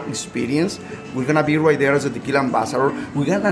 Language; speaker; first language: English; non-native, fluent; Spanish